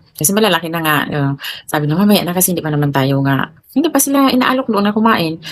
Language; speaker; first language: Filipino; non-native, local second language; Cebuano